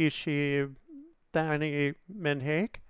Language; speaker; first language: Arabic; non-native, learner; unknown